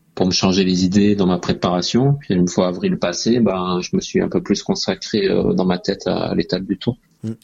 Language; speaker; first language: French; native; French